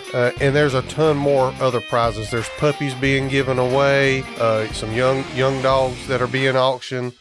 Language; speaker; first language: English; native; English